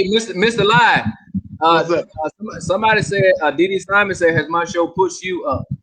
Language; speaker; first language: English; native; English